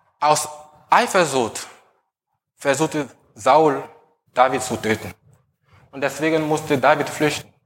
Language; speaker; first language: German; non-native, fluent; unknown